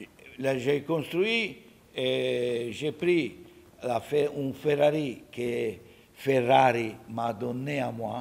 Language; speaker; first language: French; non-native, learner; Italian